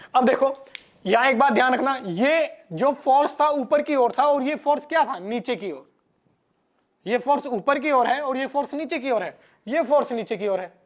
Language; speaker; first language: Hindi; non-native, local second language; Gujarati